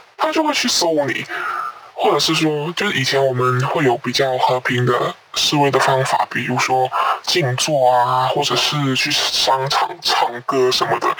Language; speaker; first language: Chinese; non-native, local second language; Cantonese